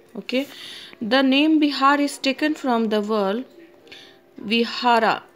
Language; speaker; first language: Hindi; native; Hindi